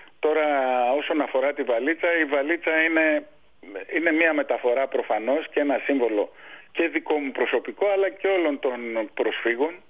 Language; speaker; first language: Greek; native; Greek